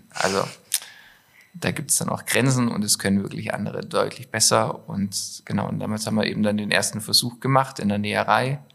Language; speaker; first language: German; native; German